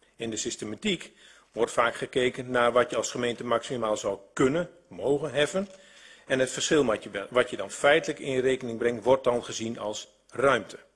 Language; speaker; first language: Dutch; native; Dutch